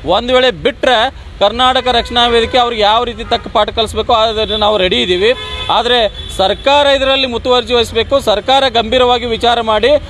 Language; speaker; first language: Kannada; native; Kannada